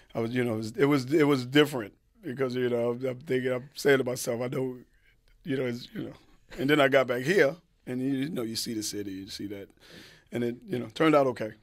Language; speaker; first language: English; native; English